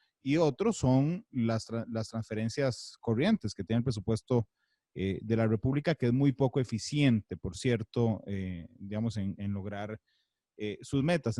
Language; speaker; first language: Spanish; native; Spanish